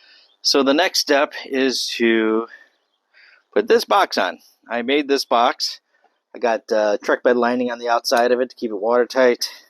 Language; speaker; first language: English; native; English